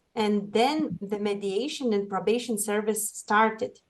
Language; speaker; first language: English; non-native, fluent; Lithuanian